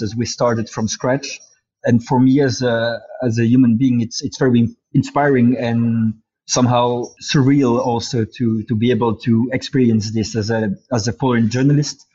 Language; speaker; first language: English; non-native, fluent; Dutch